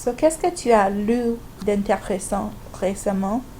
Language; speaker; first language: French; non-native, fluent; English